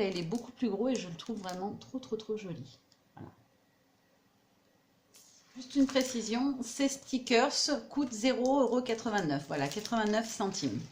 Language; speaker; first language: French; native; French